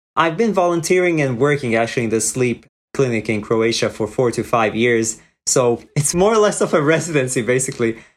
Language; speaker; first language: English; non-native, fluent; Croatian